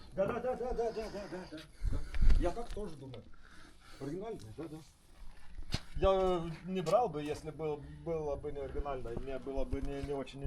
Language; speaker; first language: Russian; non-native, learner; Lithuanian